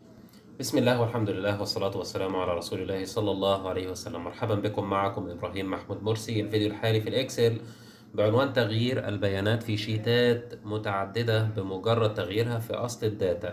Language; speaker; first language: Arabic; native; Arabic